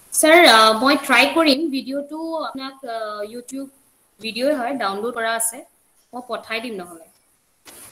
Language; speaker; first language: Assamese; non-native, local second language; Bangla